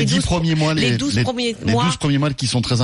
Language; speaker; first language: French; native; French